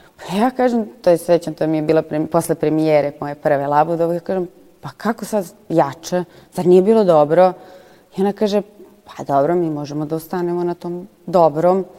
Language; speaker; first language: Serbian; native; Serbian